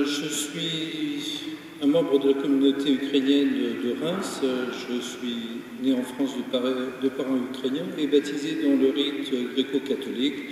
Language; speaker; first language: French; early bilingual, other home language; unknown